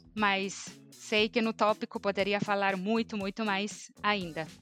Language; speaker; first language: Portuguese; non-native, fluent; Estonian